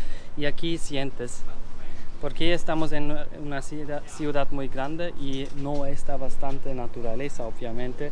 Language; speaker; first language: Spanish; non-native, learner; German